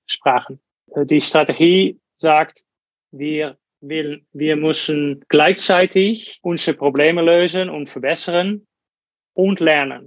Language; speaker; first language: German; non-native, learner; Dutch